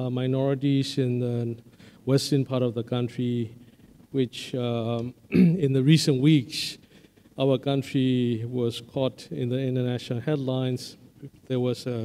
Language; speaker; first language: English; non-native, fluent; Burmese